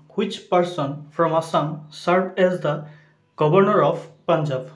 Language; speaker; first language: English; non-native, local second language; Assamese